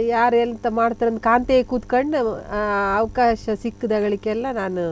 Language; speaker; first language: Kannada; native; Kannada